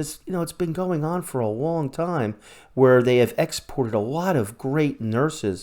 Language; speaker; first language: English; native; English